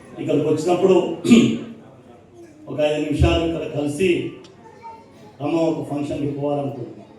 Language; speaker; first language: Telugu; native; Telugu